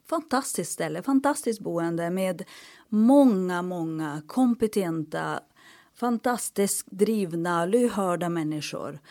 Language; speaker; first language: Swedish; non-native, fluent; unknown